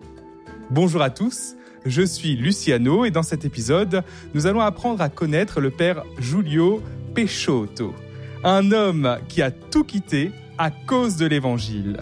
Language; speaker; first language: French; native; French